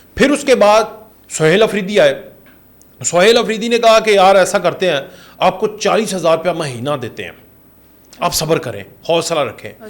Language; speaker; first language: Urdu; non-native, local second language; Punjabi